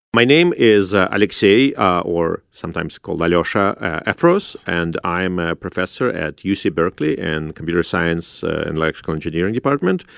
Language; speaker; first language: English; non-native, fluent; Russian